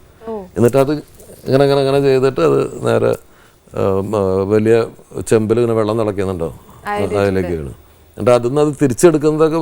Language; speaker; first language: Malayalam; native; Malayalam